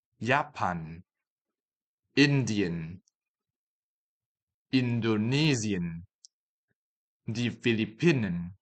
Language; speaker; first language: German; non-native, fluent; Chinese